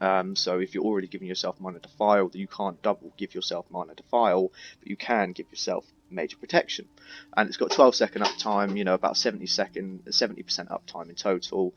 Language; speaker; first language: English; native; English